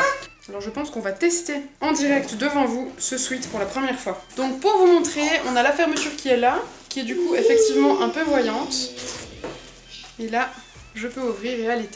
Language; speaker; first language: French; native; French